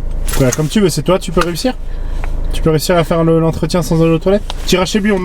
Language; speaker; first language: French; native; French